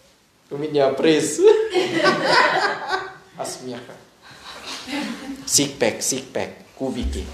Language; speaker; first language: Russian; non-native, learner; Thai